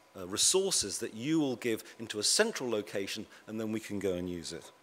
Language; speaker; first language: English; native; English